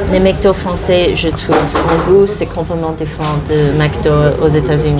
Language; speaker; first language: French; early bilingual, heritage; English